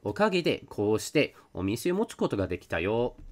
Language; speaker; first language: Japanese; non-native, learner; English